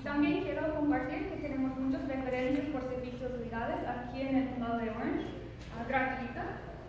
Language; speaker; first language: Spanish; early bilingual, other home language; English